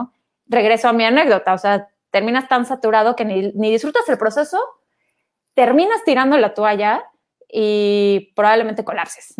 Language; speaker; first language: Spanish; native; Spanish